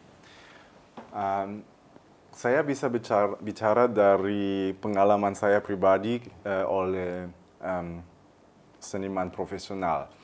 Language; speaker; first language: Indonesian; early bilingual, heritage; German